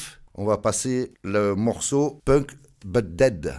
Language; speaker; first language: French; native; French